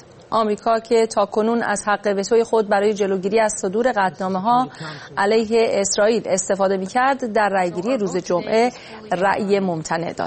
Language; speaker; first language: Persian; native; Persian